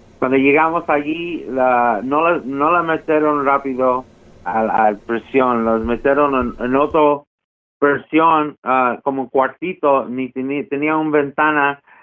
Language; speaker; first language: Spanish; early bilingual, heritage; Spanish